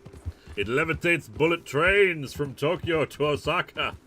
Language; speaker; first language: English; native; English